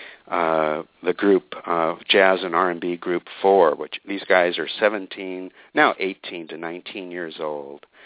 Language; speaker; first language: English; native; English